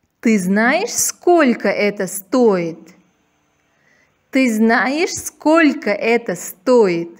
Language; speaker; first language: Russian; non-native, local second language; Uzbek